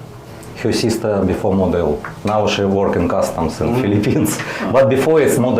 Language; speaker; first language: English; non-native, learner; Russian